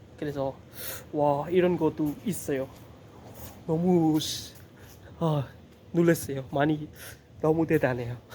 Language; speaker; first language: Korean; non-native, learner; Khmer